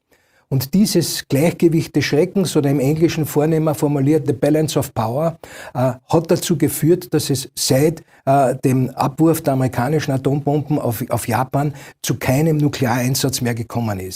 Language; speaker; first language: German; native; German